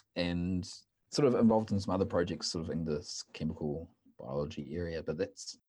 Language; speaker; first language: English; native; English